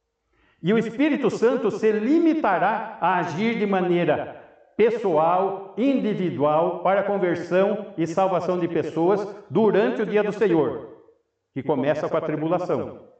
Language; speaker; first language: Portuguese; native; Portuguese